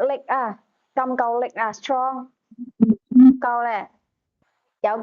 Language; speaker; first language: Cantonese; native; Cantonese